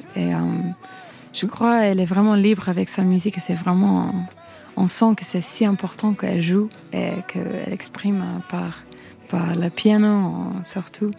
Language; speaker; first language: French; non-native, fluent; English